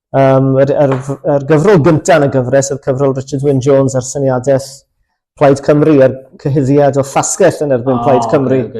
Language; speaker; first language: Welsh; native; Welsh